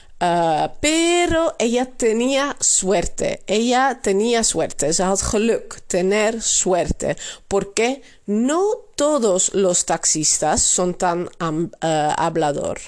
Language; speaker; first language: Spanish; non-native, fluent; Dutch